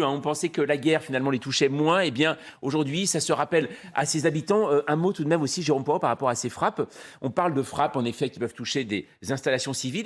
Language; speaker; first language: French; native; French